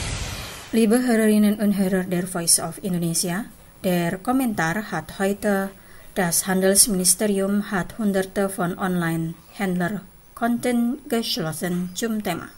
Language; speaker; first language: German; non-native, fluent; Indonesian